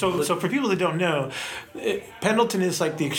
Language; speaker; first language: English; native; English